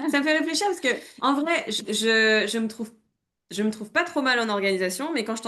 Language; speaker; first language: French; native; French